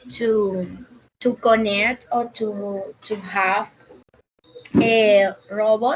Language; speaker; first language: English; non-native, learner; Spanish